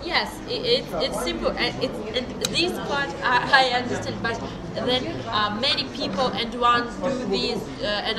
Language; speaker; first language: English; non-native, learner; Russian